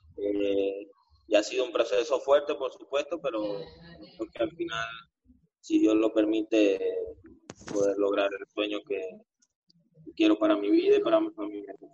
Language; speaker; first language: Spanish; native; Spanish